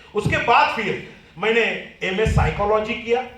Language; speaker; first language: Hindi; non-native, local second language; Marathi